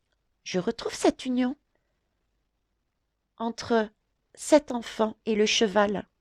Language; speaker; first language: French; native; French